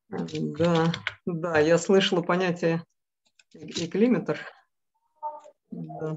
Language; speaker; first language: Russian; native; Russian